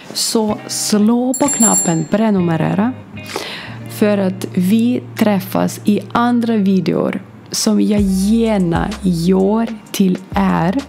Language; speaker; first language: Swedish; non-native, fluent; Ukrainian